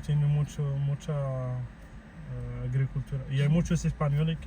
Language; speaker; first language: Spanish; non-native, fluent; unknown